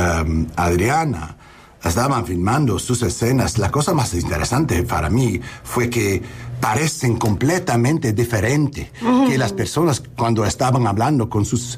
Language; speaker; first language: Spanish; non-native, learner; English